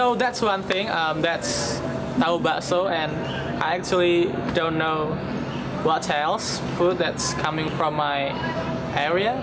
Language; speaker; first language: English; non-native, learner; Indonesian